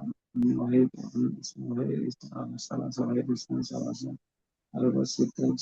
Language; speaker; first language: Arabic; non-native, learner; Bangla